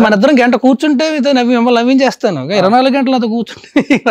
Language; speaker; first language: Telugu; native; Telugu